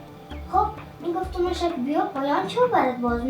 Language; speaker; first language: Persian; native; Persian